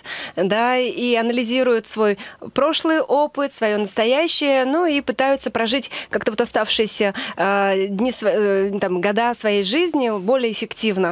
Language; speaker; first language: Russian; native; Russian